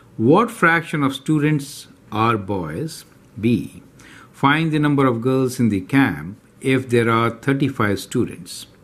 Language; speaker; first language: English; non-native, local second language; Hindi